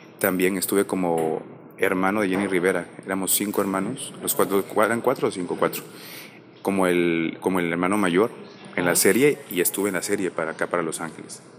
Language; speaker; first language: Spanish; native; Spanish